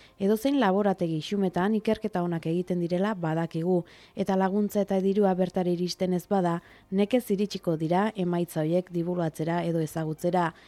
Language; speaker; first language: Basque; native; Basque